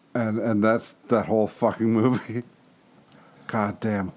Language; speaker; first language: English; native; English